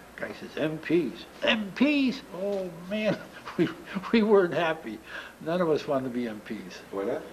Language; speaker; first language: English; native; English